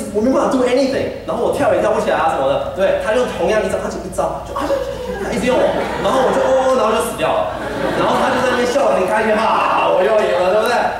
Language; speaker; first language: Chinese; early bilingual, heritage; Chinese